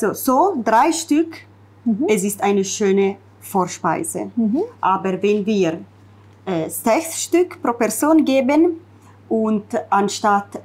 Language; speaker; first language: German; non-native, fluent; Italian